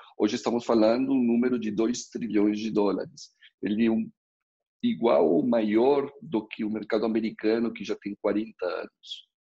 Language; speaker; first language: Portuguese; early bilingual, other home language; Spanish